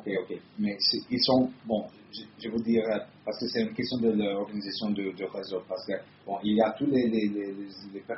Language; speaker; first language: French; non-native, fluent; Italian